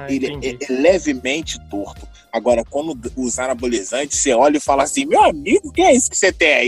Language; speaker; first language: Portuguese; native; Portuguese